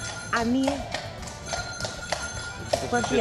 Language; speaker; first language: Italian; non-native, learner; Indonesian